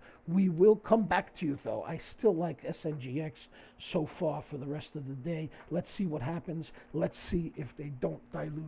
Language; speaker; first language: English; native; English